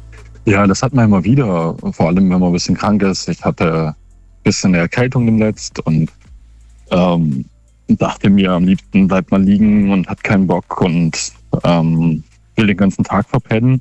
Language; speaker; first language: German; native; German